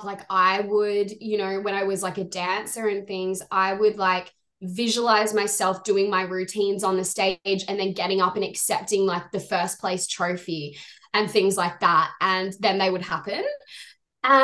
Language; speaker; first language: English; native; English